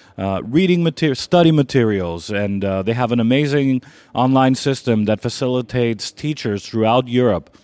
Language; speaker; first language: English; non-native, fluent; Greek